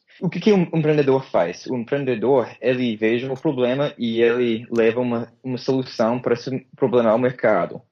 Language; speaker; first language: Portuguese; non-native, fluent; English